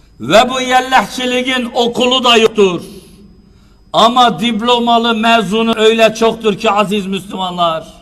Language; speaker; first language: Turkish; native; Turkish